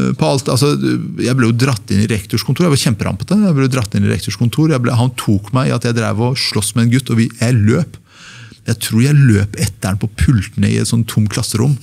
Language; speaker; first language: Norwegian; early bilingual, other home language; Persian